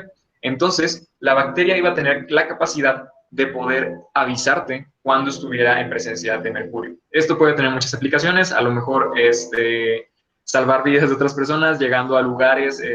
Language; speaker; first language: Spanish; native; Spanish